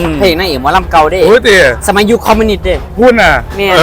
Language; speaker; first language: Thai; native; Thai